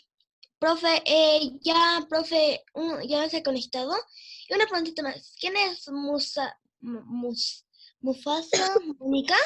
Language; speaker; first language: Spanish; native; Spanish